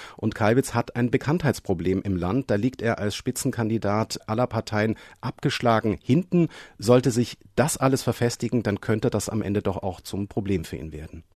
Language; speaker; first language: German; native; German